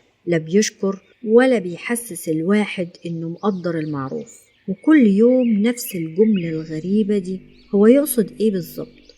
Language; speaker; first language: Arabic; native; Arabic